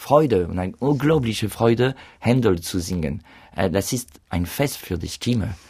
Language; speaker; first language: German; non-native, learner; French